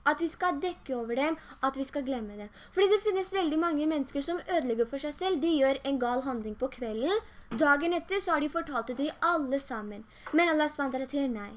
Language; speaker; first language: Norwegian; early bilingual, other home language; Urdu